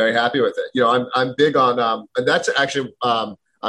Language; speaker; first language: English; native; English